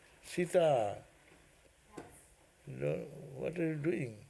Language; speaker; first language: English; non-native, local second language; Bangla